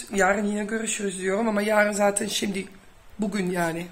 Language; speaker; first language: Turkish; early bilingual, heritage; Dutch